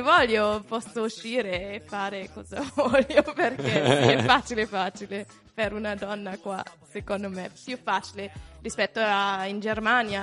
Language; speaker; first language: Italian; non-native, fluent; German